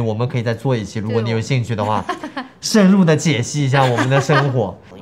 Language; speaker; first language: Chinese; native; Chinese